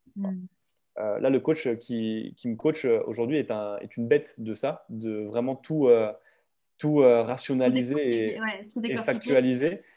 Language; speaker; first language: French; native; French